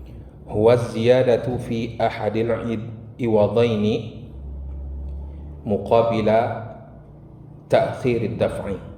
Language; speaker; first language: Arabic; non-native, fluent; Indonesian